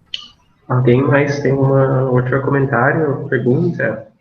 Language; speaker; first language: Portuguese; non-native, fluent; English